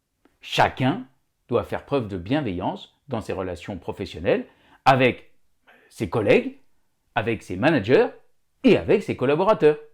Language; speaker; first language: French; native; French